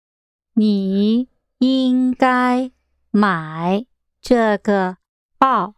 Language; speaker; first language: Chinese; non-native, learner; English